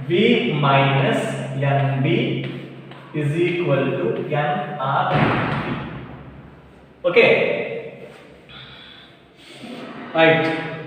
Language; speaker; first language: English; non-native, local second language; Telugu